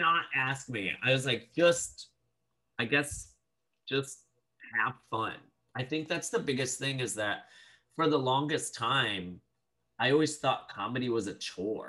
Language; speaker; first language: English; native; English